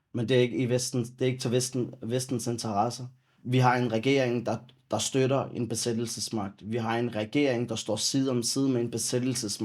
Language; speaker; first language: Danish; early bilingual, other home language; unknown